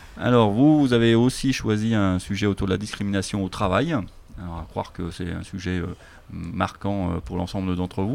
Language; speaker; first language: French; native; French